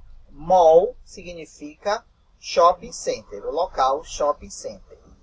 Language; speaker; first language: English; non-native, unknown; Portuguese